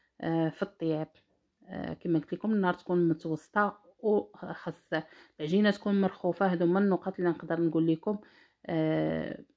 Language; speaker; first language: Arabic; native; Arabic